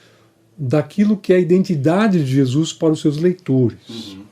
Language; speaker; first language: Portuguese; native; Portuguese